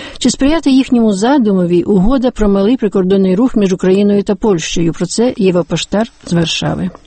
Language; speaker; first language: Ukrainian; native; Ukrainian